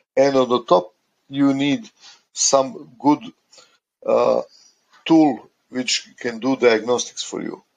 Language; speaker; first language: English; non-native, fluent; Croatian